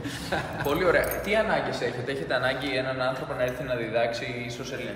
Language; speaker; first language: Greek; native; Greek